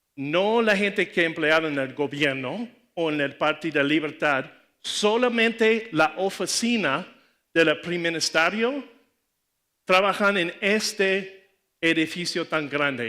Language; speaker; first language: Spanish; non-native, learner; English